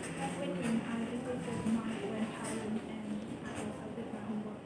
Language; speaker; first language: English; non-native, learner; Vietnamese